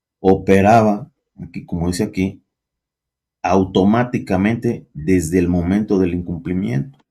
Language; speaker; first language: Spanish; native; Spanish